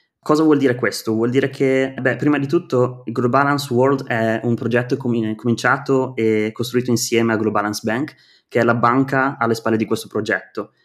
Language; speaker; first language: Italian; native; Italian